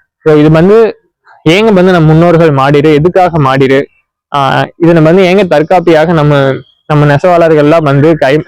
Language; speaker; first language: Tamil; non-native, local second language; Kannada